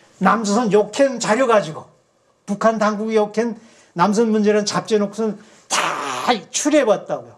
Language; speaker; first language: Korean; native; Korean